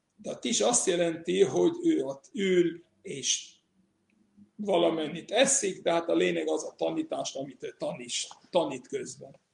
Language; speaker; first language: Hungarian; early bilingual, heritage; Hungarian